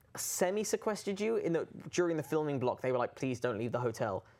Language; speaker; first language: English; native; English